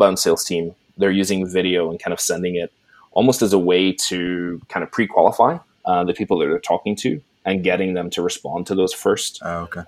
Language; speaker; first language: English; native; English